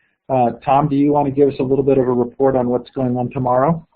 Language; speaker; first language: English; native; English